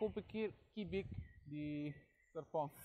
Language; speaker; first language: Indonesian; non-native, learner; Dutch